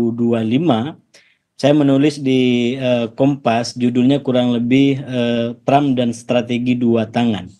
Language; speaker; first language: Indonesian; native; Indonesian